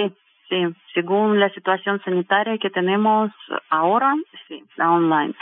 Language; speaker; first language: Spanish; non-native, fluent; Russian